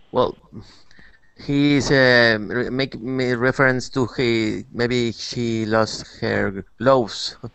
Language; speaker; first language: English; non-native, learner; Spanish